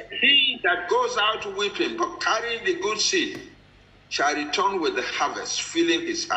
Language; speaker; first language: English; non-native, local second language; Yoruba